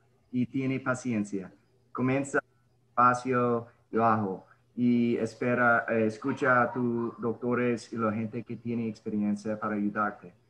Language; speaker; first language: Spanish; early bilingual, heritage; English